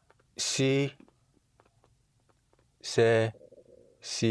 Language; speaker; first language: French; non-native, learner; English